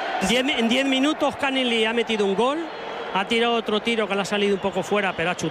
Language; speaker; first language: Spanish; native; Spanish